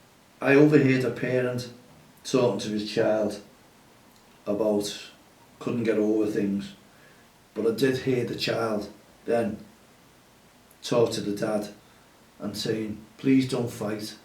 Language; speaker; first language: English; native; English